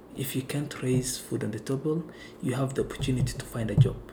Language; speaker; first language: English; non-native, local second language; Somali